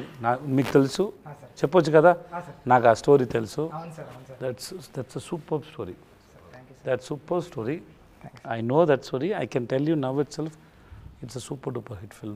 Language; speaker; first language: Telugu; non-native, learner; Tamil